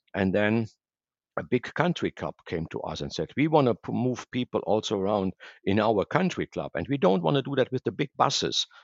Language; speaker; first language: English; non-native, fluent; German